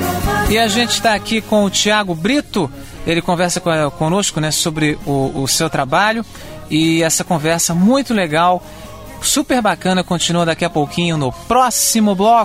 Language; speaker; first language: Portuguese; native; Portuguese